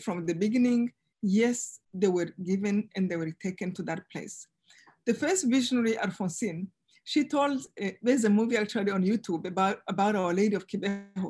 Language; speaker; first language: English; non-native, local second language; Kinyarwanda